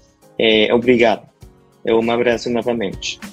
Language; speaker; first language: Portuguese; non-native, learner; Spanish